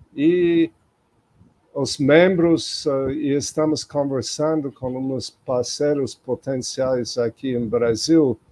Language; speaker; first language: Portuguese; non-native, fluent; English